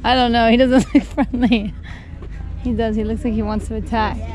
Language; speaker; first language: English; native; English